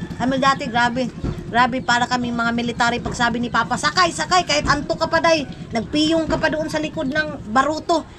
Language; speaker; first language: Filipino; non-native, local second language; Cebuano